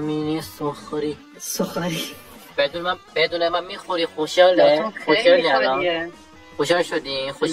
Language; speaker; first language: Persian; non-native, learner; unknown